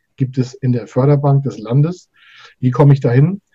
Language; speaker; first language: German; native; German